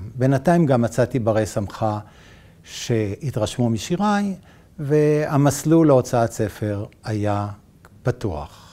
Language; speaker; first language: Hebrew; native; Hebrew